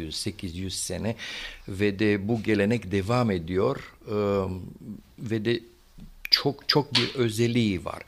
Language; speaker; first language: Turkish; non-native, fluent; Romanian